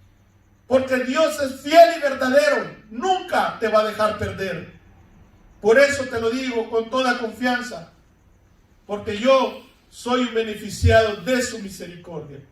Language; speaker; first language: Spanish; native; Spanish